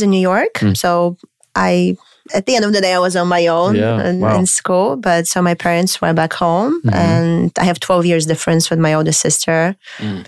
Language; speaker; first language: English; non-native, fluent; Romanian